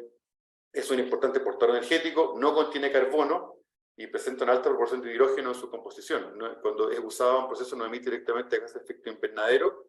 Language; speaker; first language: Spanish; native; Spanish